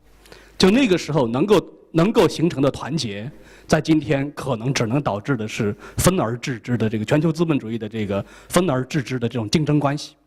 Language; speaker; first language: Chinese; native; Chinese